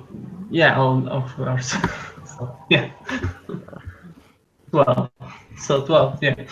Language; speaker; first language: English; non-native, learner; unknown